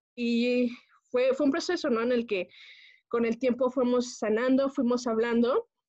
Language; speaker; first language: Spanish; native; Spanish